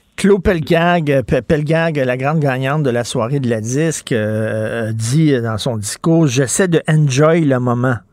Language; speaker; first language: French; native; French